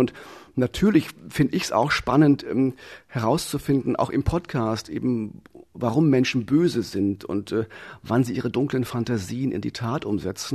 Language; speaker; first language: German; native; German